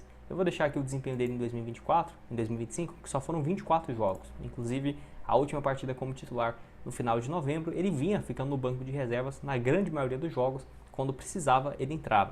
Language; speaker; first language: Portuguese; native; Portuguese